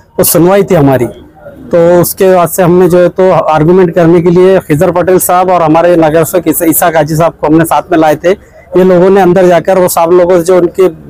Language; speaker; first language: Hindi; non-native, local second language; Urdu